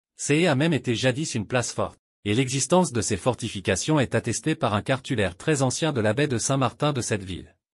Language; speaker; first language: French; native; French